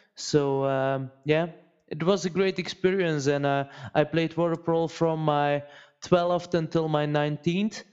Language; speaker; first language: English; non-native, fluent; Dutch